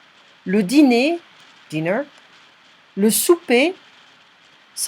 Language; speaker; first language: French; non-native, fluent; English